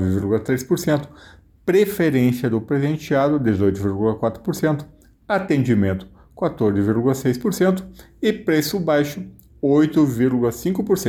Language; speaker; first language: Portuguese; native; Portuguese